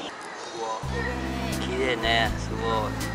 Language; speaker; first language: Japanese; native; Japanese